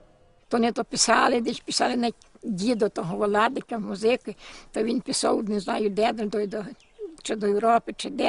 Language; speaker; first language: Ukrainian; early bilingual, heritage; Ukrainian